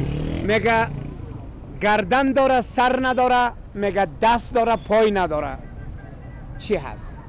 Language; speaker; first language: Persian; native; Persian